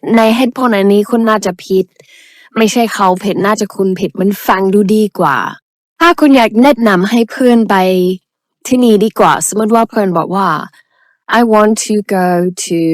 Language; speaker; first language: Thai; non-native, learner; English